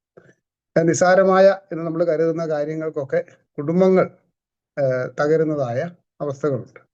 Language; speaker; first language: Malayalam; native; Malayalam